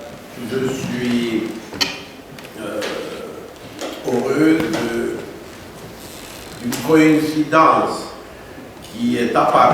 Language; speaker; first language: French; non-native, fluent; Romanian